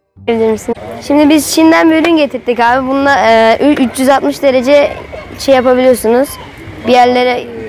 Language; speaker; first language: Turkish; native; Turkish